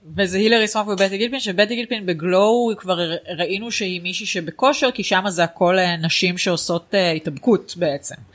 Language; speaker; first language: Hebrew; native; Hebrew